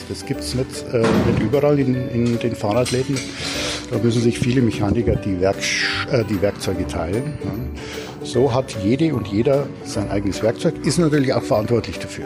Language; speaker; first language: German; native; German